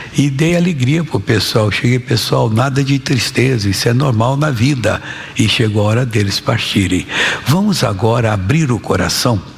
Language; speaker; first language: Portuguese; native; Portuguese